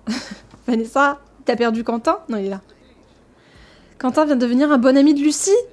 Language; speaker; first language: French; native; French